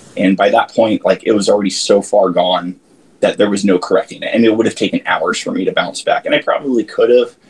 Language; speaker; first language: English; native; English